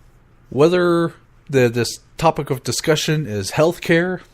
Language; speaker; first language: English; native; English